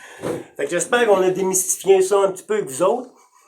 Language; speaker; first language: French; native; French